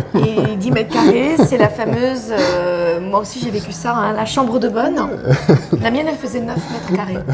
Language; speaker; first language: French; native; French